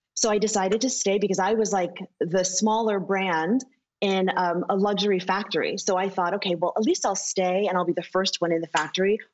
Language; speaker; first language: English; native; English